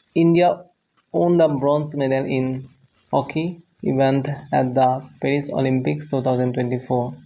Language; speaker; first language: English; non-native, local second language; Assamese